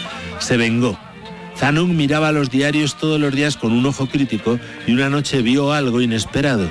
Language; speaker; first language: Spanish; native; Spanish